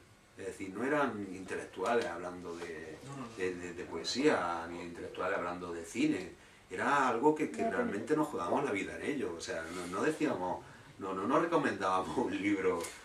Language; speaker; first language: Spanish; native; Spanish